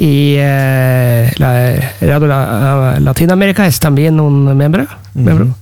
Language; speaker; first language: Spanish; non-native, learner; Norwegian